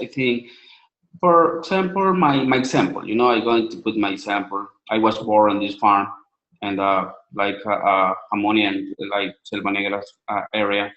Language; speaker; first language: English; non-native, learner; Spanish